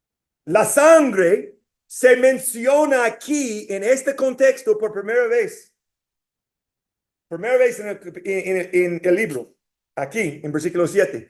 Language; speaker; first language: Spanish; non-native, fluent; English